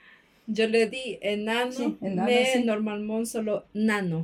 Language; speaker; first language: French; non-native, learner; Spanish